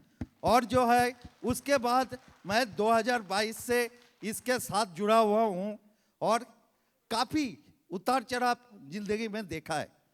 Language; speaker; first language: Hindi; native; Hindi